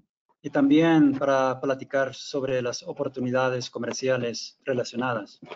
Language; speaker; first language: Spanish; non-native, fluent; Korean